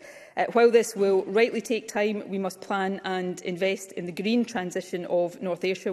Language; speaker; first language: English; native; English